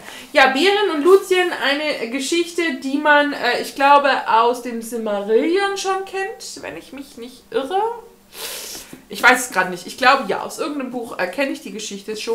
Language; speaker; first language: German; native; German